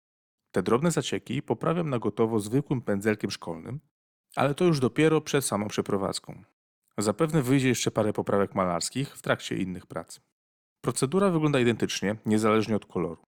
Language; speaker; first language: Polish; native; Polish